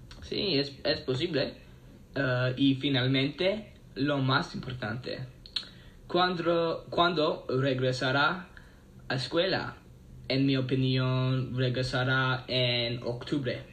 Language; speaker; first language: Spanish; non-native, learner; English